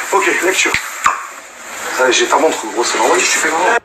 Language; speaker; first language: French; native; French